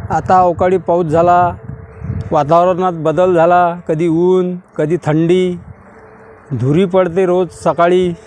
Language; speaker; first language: Marathi; native; Marathi